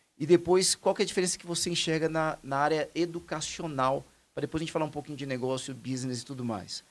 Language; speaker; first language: Portuguese; native; Portuguese